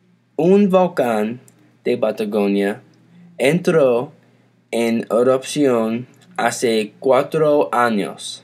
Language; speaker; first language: Spanish; non-native, learner; English